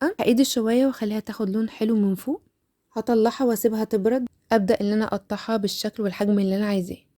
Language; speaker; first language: Arabic; native; Arabic